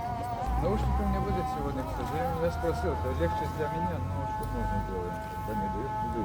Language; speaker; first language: Russian; non-native, fluent; Turkish